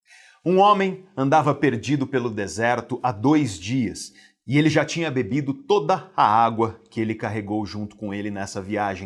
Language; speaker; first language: Portuguese; native; Portuguese